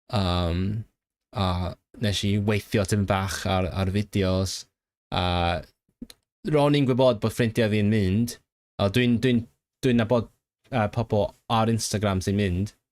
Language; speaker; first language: Welsh; non-native, fluent; Cantonese